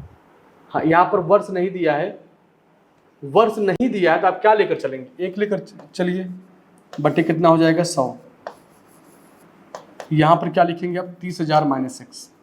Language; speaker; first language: Hindi; native; Hindi